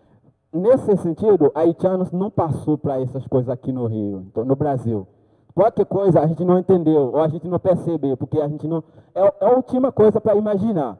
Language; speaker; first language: Portuguese; non-native, learner; Haitian Creole